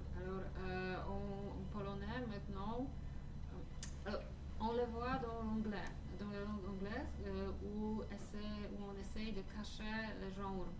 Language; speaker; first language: French; non-native, fluent; Polish